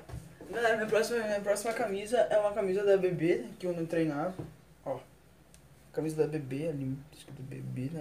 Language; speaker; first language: Portuguese; native; Portuguese